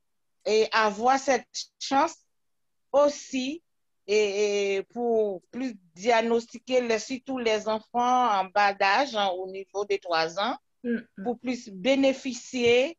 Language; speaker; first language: French; non-native, local second language; Haitian Creole